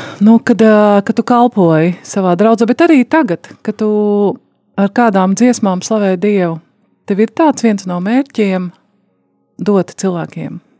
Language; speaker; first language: Latvian; native; Latvian